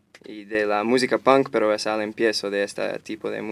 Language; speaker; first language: Spanish; non-native, fluent; English